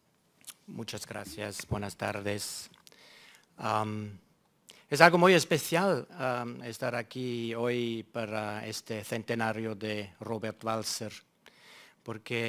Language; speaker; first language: Spanish; non-native, fluent; German